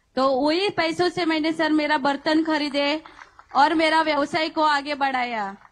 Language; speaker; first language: Hindi; non-native, local second language; Marathi